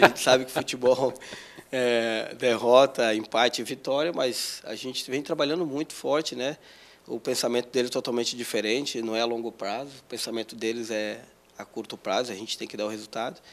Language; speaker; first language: Portuguese; native; Portuguese